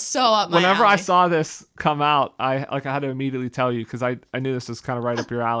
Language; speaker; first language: English; native; English